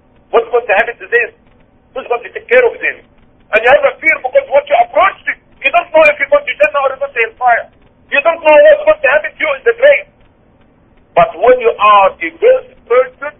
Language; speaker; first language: English; non-native, fluent; Arabic